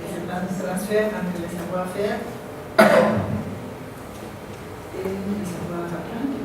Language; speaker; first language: French; non-native, fluent; Spanish